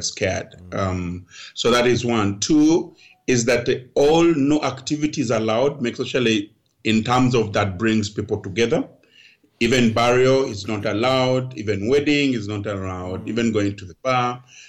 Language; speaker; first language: English; non-native, local second language; Ganda